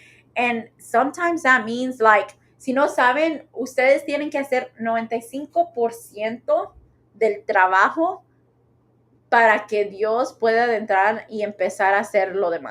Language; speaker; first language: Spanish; early bilingual, heritage; Spanish